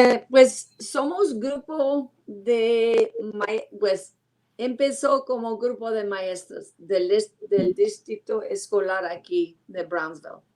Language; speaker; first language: Spanish; non-native, learner; English